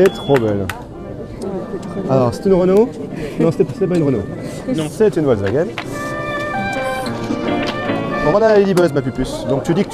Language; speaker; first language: French; native; French